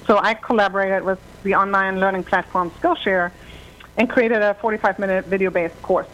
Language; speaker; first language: English; non-native, fluent; German